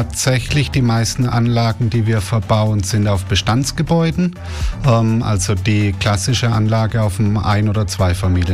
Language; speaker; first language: German; native; German